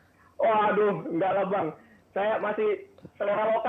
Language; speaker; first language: Indonesian; native; Indonesian